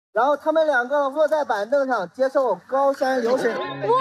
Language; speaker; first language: Chinese; native; Chinese